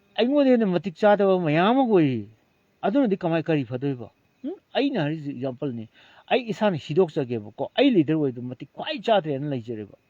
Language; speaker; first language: Manipuri; non-native, local second language; Thado Chin